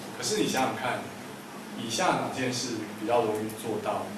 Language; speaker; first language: Chinese; native; Chinese